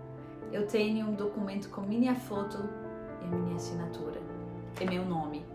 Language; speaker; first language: Portuguese; non-native, fluent; Arabic